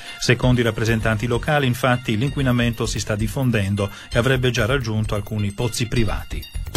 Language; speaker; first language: Italian; native; Italian